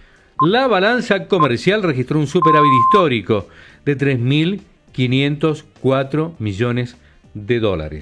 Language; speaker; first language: Spanish; native; Spanish